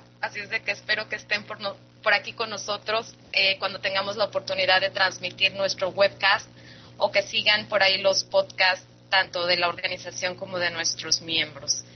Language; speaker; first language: Spanish; native; Spanish